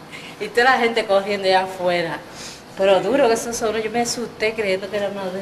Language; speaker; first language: Spanish; native; Spanish